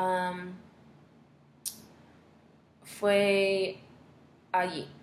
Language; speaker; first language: Spanish; non-native, learner; English